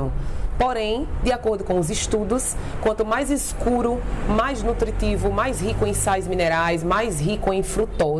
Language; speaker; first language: Portuguese; native; Portuguese